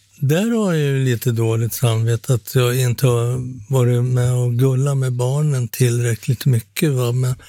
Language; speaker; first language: Swedish; non-native, fluent; Italian